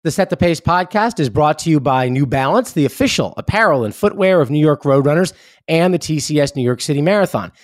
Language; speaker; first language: English; native; English